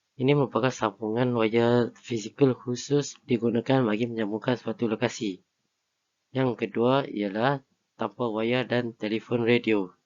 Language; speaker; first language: Malay; native; Malay